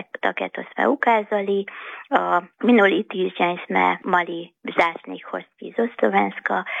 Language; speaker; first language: Slovak; early bilingual, heritage; Slovak